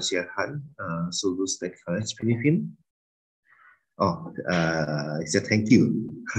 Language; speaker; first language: English; non-native, fluent; Indonesian